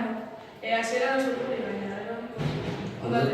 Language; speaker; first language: Basque; non-native, local second language; Spanish